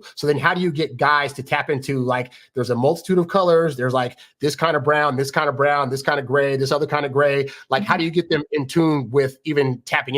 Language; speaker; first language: English; native; English